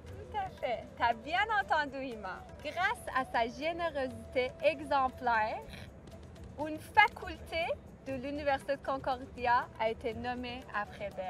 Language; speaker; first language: French; non-native, fluent; Persian